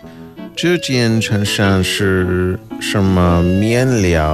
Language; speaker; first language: Chinese; non-native, learner; English